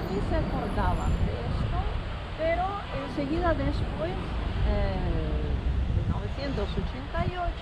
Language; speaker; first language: Spanish; non-native, fluent; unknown